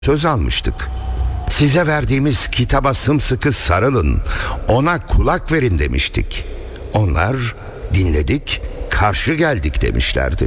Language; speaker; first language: Turkish; native; Turkish